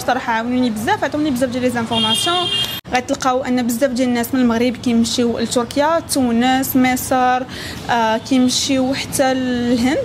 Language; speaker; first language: Arabic; native; Arabic